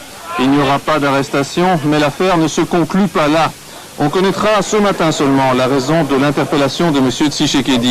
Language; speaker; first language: French; native; French